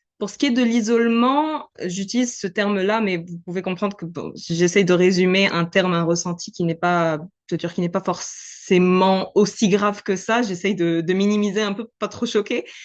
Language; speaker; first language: French; non-native, local second language; Arabic